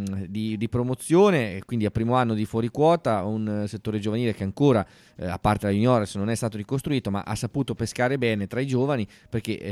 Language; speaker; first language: Italian; native; Italian